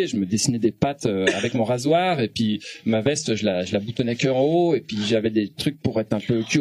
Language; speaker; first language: French; native; French